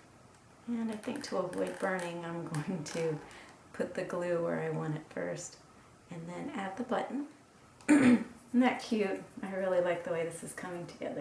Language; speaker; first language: English; native; English